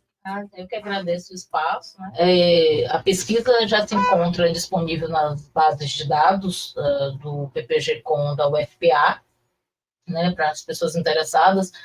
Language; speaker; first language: Portuguese; native; Portuguese